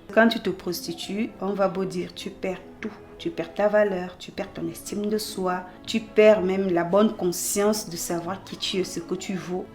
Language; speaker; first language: French; native; French